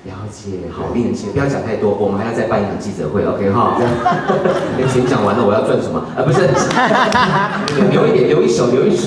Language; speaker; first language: Chinese; native; Chinese